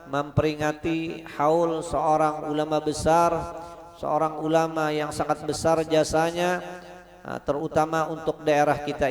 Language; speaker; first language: Indonesian; non-native, local second language; Banjar